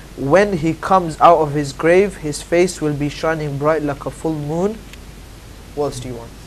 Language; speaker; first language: English; native; English